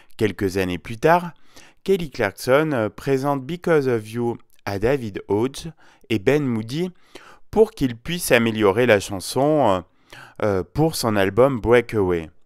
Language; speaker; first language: French; native; French